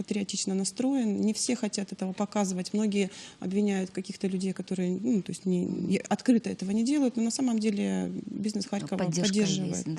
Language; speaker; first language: Russian; native; Russian